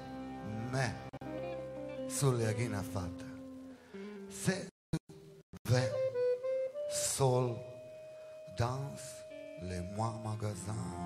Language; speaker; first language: French; non-native, learner; Italian